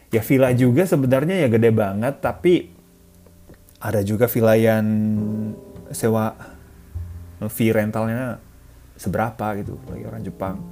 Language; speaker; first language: Indonesian; non-native, fluent; Japanese